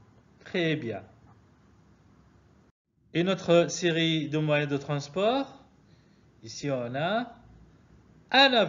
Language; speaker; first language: French; non-native, fluent; Arabic